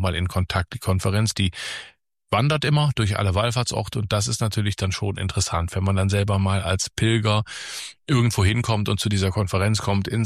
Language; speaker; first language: German; native; German